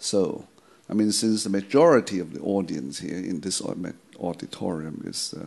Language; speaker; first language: English; non-native, local second language; Chinese